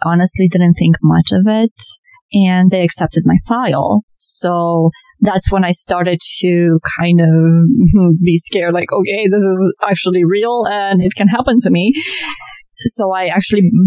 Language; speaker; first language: English; non-native, fluent; Romanian